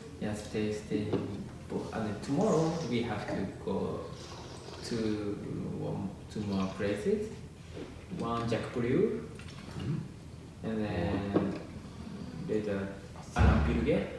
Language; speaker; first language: English; non-native, learner; Japanese